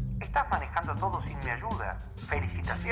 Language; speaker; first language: Spanish; native; Spanish